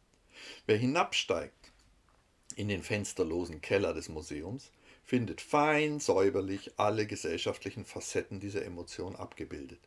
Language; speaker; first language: German; native; German